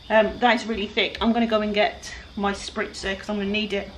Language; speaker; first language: English; native; English